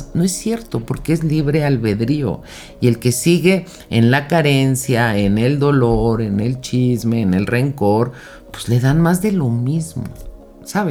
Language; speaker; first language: Spanish; native; Spanish